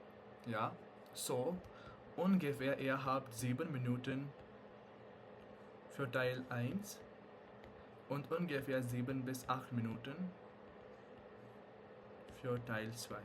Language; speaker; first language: German; non-native, fluent; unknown